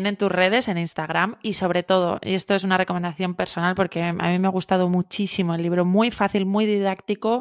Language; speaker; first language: Spanish; native; Spanish